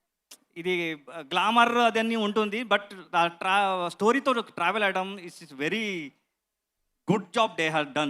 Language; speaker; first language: Telugu; non-native, learner; Kannada